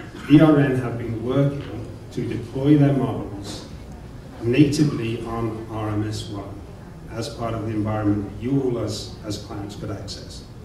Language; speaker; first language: English; native; English